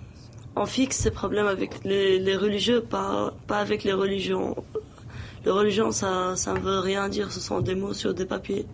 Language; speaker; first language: French; non-native, local second language; Arabic